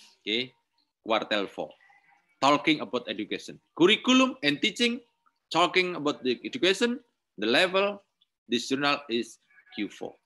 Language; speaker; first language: English; non-native, learner; Indonesian